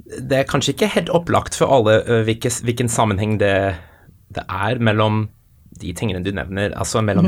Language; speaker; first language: Norwegian; native; Norwegian